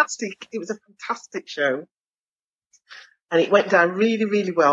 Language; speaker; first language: English; native; English